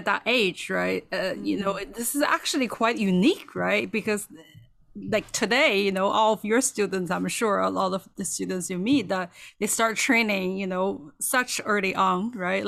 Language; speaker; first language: English; non-native, fluent; Chinese